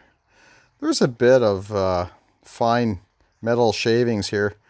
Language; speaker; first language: English; native; English